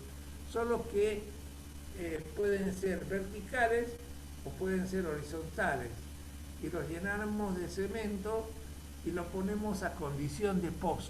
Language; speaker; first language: Spanish; native; Spanish